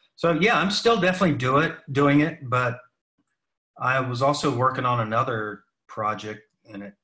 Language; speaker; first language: English; native; English